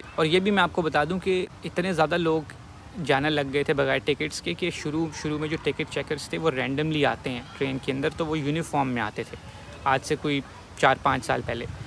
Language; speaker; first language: Urdu; native; Urdu